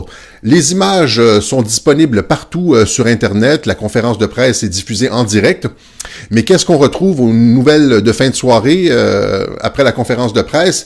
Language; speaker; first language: French; native; French